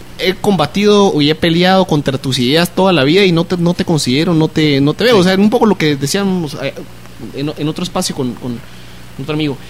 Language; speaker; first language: Spanish; native; Spanish